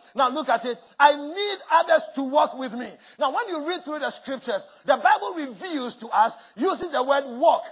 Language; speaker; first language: English; non-native, local second language; Akan